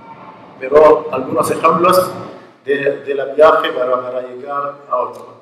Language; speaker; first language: Spanish; non-native, learner; Arabic